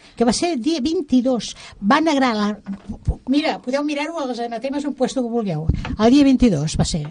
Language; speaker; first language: Catalan; non-native, local second language; Spanish